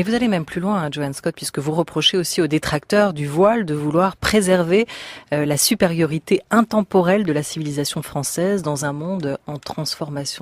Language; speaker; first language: French; native; French